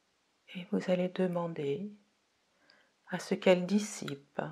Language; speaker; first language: French; native; French